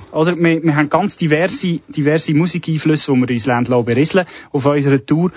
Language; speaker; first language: German; early bilingual, other home language; Serbian